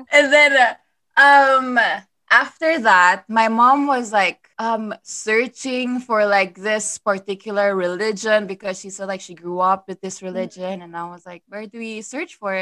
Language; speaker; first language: English; non-native, local second language; Persian